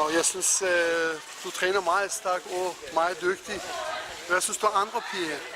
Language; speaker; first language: Danish; non-native, learner; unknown